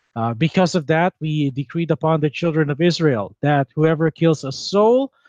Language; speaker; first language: English; non-native, local second language; Filipino